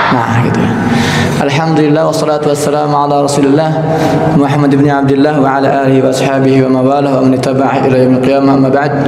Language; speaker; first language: Indonesian; native; Indonesian